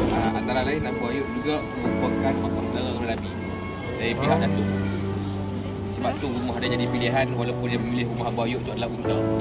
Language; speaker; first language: Malay; native; Malay